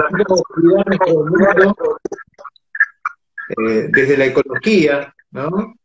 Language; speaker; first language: Spanish; native; Spanish